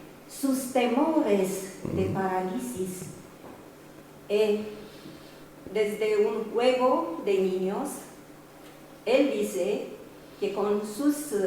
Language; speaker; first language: Spanish; non-native, fluent; Romanian